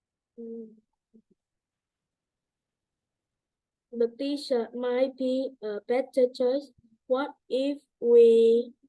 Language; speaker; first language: English; non-native, learner; Vietnamese